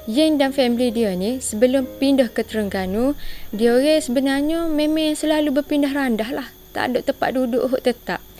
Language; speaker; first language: Malay; native; Malay